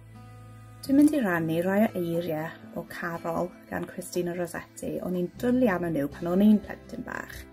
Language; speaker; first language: Welsh; native; Welsh